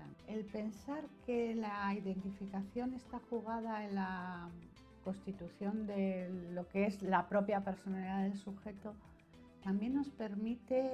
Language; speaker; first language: Spanish; native; Spanish